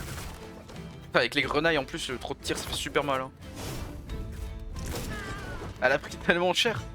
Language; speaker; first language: French; native; French